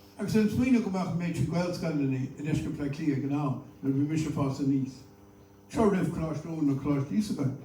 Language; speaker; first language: Irish; native; Irish